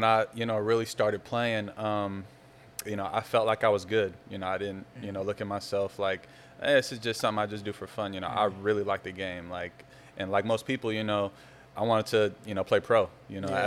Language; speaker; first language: English; native; English